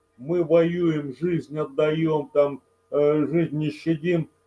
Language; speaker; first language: Russian; native; Russian